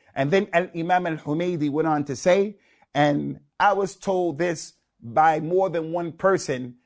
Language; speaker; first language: English; native; English